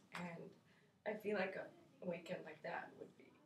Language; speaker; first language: English; native; English